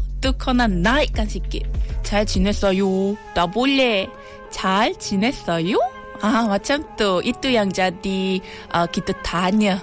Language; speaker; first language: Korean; non-native, learner; Malay